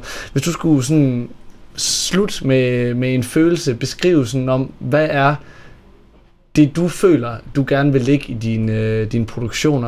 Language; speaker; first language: Danish; native; Danish